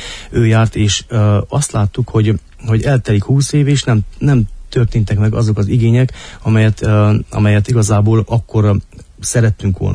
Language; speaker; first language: Hungarian; native; Hungarian